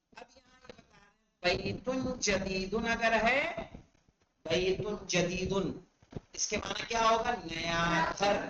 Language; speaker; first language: Urdu; native; Urdu